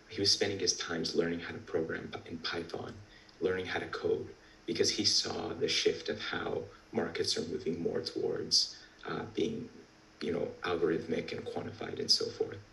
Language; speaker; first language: English; native; English